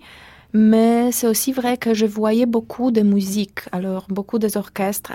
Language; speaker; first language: French; non-native, fluent; Polish